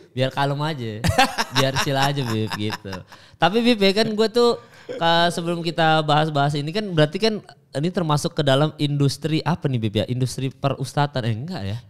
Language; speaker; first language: Indonesian; native; Indonesian